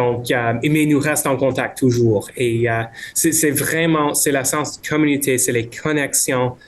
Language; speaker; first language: French; non-native, local second language; English